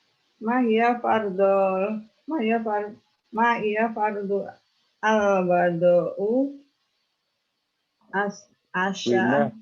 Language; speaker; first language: Arabic; non-native, learner; Indonesian